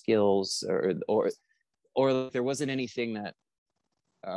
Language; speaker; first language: English; native; English